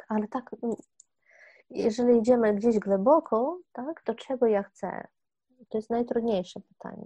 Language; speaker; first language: Polish; non-native, fluent; Ukrainian